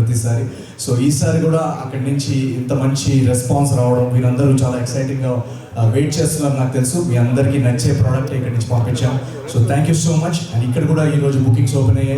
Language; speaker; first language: Telugu; native; Telugu